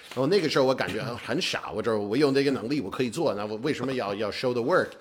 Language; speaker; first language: Chinese; non-native, fluent; English